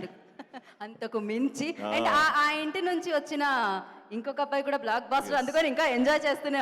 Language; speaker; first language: Telugu; native; Telugu